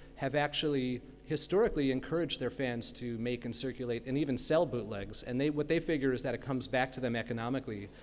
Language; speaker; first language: English; native; English